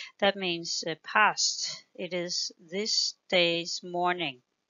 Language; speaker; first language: English; non-native, fluent; Danish